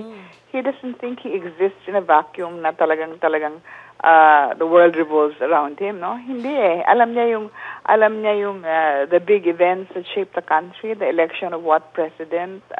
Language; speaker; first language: English; non-native, local second language; Filipino